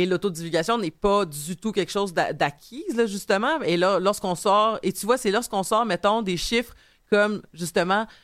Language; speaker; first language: French; native; French